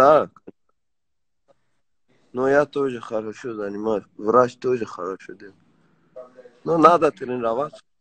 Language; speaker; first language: Russian; non-native, learner; Persian